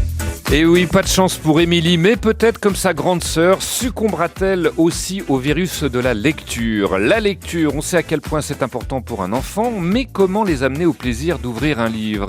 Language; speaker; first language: French; native; French